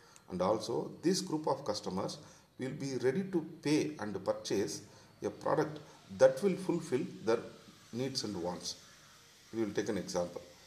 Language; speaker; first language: English; non-native, local second language; Tamil